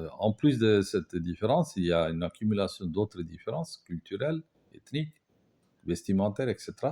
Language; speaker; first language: French; non-native, fluent; Tamil